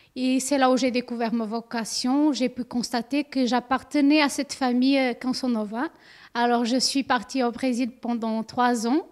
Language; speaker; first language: French; non-native, fluent; Portuguese